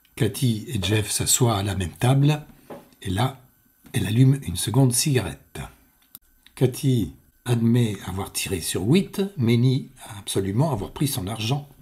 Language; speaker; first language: French; native; French